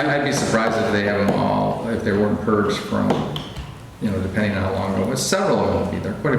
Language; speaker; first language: English; native; English